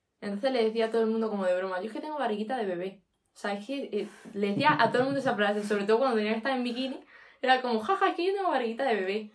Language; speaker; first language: Spanish; native; Spanish